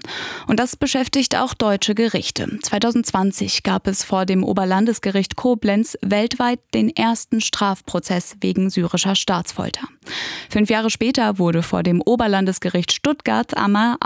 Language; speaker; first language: German; native; German